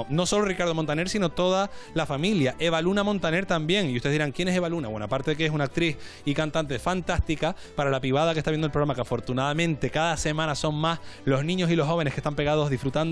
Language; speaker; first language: Spanish; native; Spanish